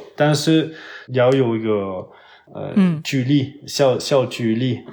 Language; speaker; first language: Chinese; non-native, learner; French